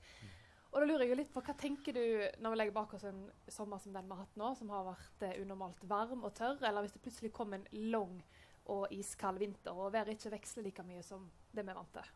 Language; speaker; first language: Norwegian; native; Norwegian